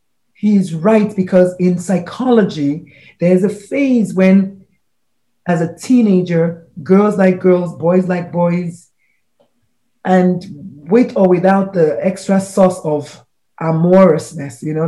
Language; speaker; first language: English; non-native, local second language; Igbo